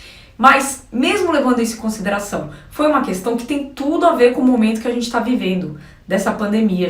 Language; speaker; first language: Portuguese; native; Portuguese